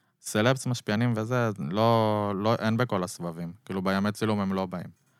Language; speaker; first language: Hebrew; native; Hebrew